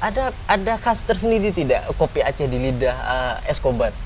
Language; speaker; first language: Indonesian; native; Indonesian